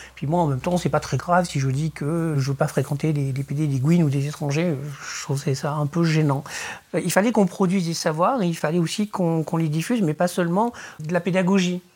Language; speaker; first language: French; early bilingual, other home language; Spanish